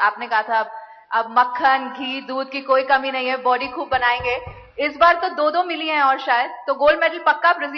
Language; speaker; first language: Hindi; native; Hindi